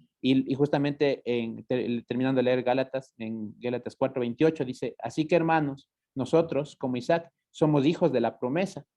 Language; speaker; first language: Spanish; native; Spanish